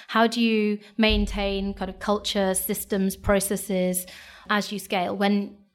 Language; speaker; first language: English; native; English